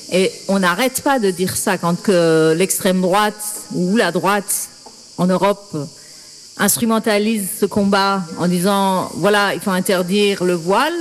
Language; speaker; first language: French; non-native, fluent; Persian